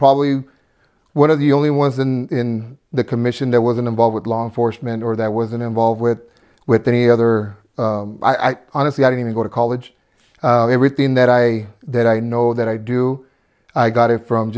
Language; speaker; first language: English; early bilingual, other home language; Spanish